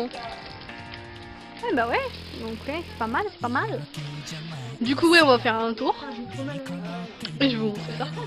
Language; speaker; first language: French; native; French